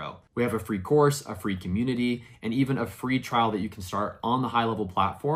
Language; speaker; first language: English; native; English